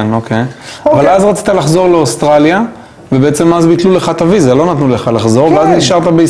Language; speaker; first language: Hebrew; native; Hebrew